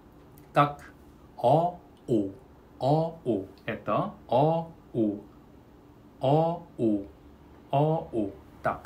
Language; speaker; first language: Russian; non-native, learner; Korean